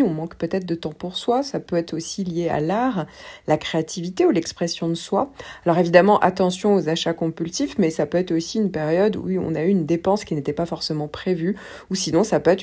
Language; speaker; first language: French; native; French